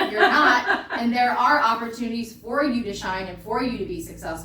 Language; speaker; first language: English; native; English